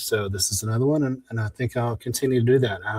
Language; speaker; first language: English; native; English